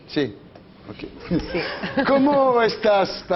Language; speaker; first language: Spanish; non-native, learner; French